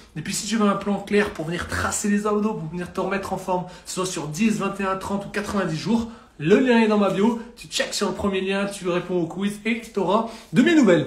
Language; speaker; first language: French; native; French